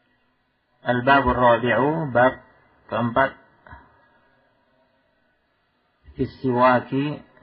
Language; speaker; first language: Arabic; non-native, fluent; Indonesian